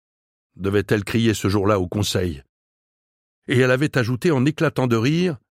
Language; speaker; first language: French; native; French